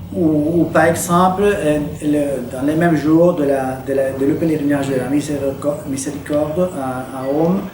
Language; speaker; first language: French; non-native, fluent; Spanish